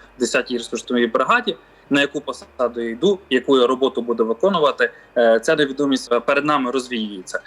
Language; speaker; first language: Ukrainian; native; Ukrainian